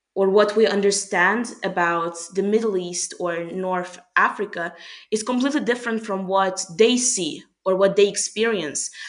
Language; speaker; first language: English; non-native, fluent; Hungarian